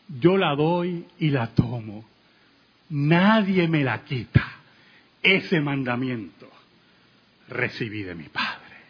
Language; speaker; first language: Spanish; native; Spanish